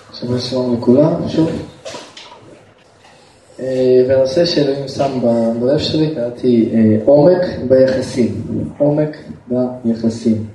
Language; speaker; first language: Hebrew; non-native, fluent; Russian